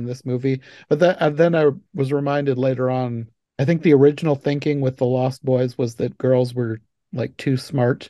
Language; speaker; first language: English; native; English